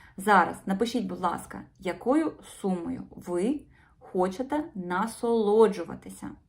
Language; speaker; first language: Ukrainian; non-native, local second language; Russian